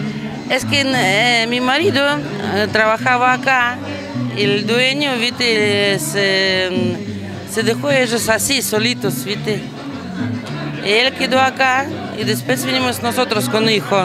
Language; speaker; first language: Spanish; non-native, learner; Russian